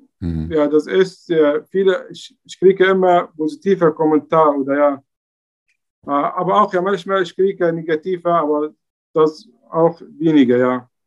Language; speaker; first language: German; non-native, learner; Arabic